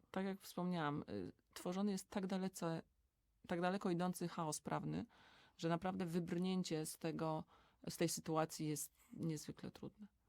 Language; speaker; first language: Polish; native; Polish